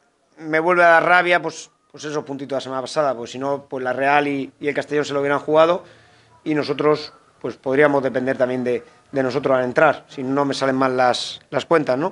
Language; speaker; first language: Spanish; native; Spanish